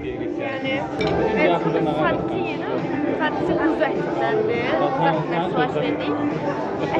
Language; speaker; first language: Turkish; non-native, local second language; Azerbaijani